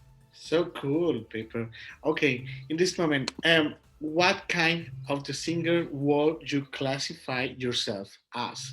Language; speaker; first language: English; non-native, learner; Spanish